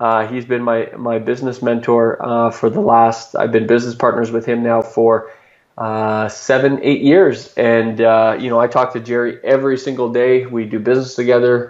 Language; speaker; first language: English; native; English